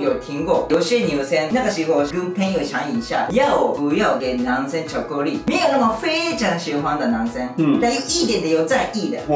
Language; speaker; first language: Chinese; non-native, learner; Japanese